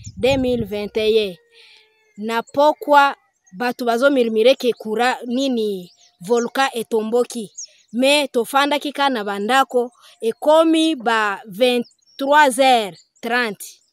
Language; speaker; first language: Lingala; non-native, local second language; Swahili